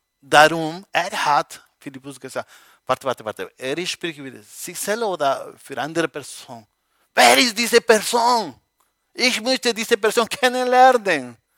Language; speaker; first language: German; non-native, learner; Spanish